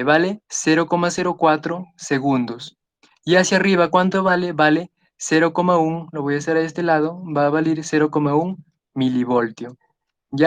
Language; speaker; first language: Spanish; native; Spanish